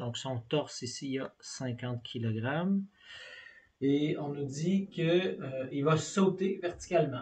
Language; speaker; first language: French; native; French